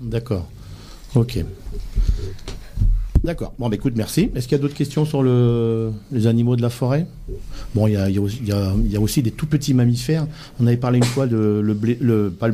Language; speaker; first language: French; native; French